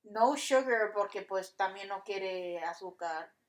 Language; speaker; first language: Spanish; early bilingual, heritage; Spanish